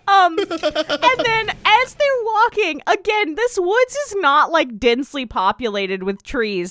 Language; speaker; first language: English; native; English